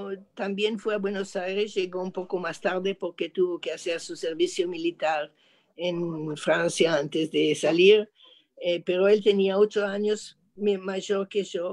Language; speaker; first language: Spanish; non-native, fluent; French